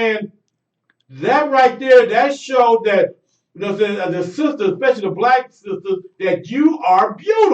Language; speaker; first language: English; native; English